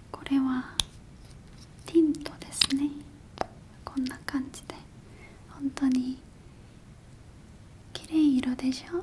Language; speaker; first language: Japanese; non-native, learner; Korean